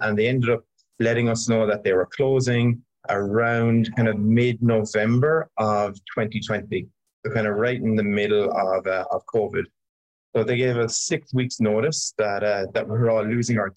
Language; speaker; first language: English; native; English